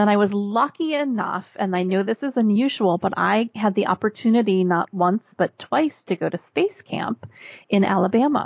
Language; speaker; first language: English; native; English